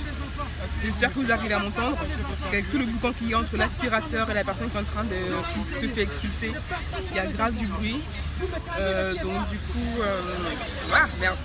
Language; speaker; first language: French; native; French